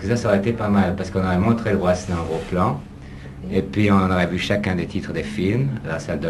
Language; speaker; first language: French; native; French